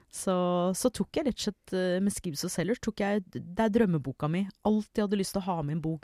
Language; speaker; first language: Norwegian; early bilingual, other home language; English